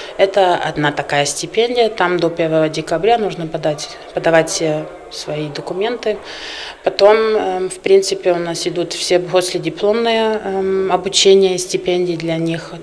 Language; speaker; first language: Russian; non-native, fluent; German